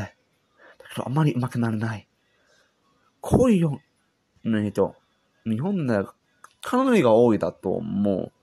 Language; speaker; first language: Japanese; non-native, learner; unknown